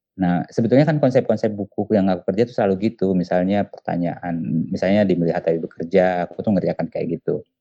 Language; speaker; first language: Indonesian; non-native, local second language; Buginese